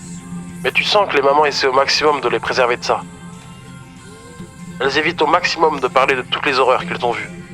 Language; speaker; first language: French; native; French